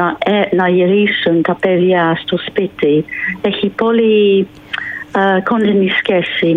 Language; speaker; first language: Greek; non-native, fluent; English